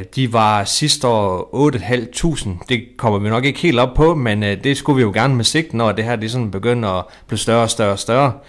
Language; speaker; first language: Danish; native; Danish